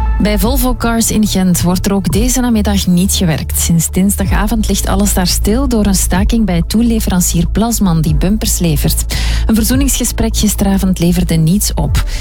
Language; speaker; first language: Dutch; native; Dutch